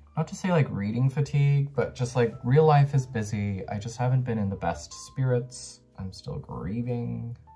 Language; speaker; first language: English; native; English